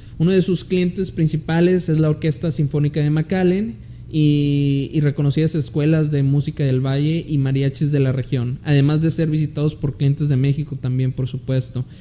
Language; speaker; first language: Spanish; early bilingual, heritage; Spanish